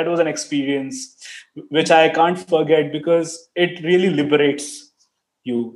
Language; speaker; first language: English; non-native, local second language; Marathi